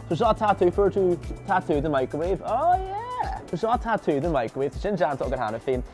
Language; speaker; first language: Irish; non-native, local second language; English